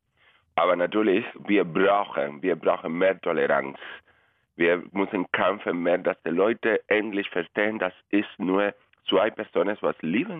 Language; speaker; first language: German; non-native, fluent; Spanish